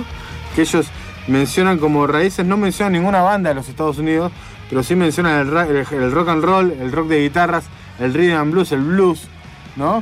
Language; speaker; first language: Spanish; native; Spanish